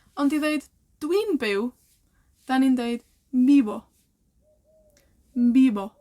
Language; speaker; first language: Welsh; native; Welsh